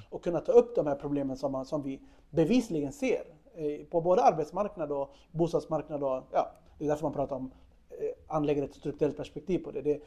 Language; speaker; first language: Swedish; early bilingual, other home language; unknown